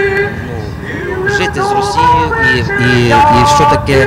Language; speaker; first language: Ukrainian; native; Ukrainian